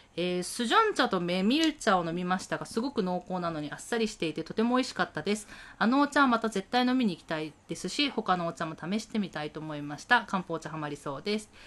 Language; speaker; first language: Japanese; native; Japanese